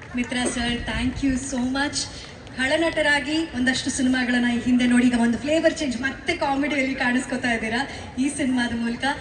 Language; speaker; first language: Kannada; native; Kannada